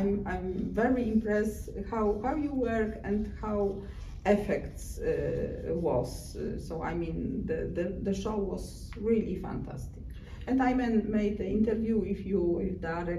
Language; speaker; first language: English; non-native, learner; Polish